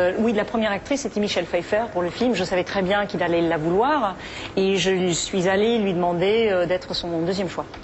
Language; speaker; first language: French; non-native, fluent; English